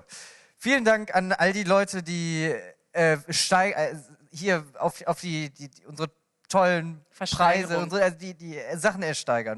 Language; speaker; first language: German; native; German